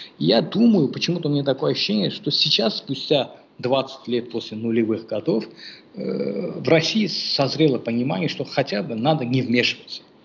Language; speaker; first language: Russian; non-native, local second language; Azerbaijani